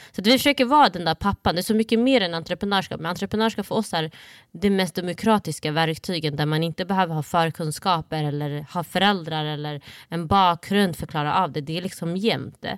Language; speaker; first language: Swedish; early bilingual, other home language; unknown